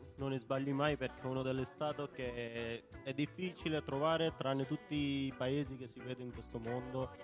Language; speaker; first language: Italian; non-native, fluent; Hindi